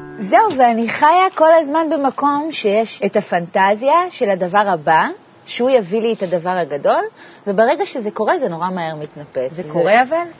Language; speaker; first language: Hebrew; native; Hebrew